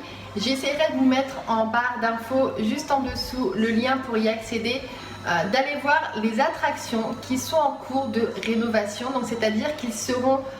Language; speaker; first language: French; native; French